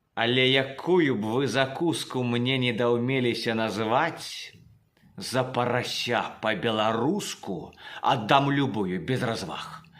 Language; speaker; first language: Belarusian; native; Belarusian